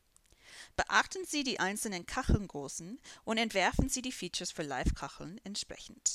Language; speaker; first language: German; non-native, fluent; English